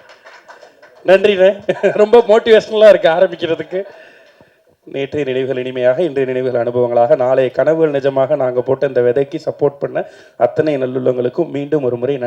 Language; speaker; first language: Tamil; native; Tamil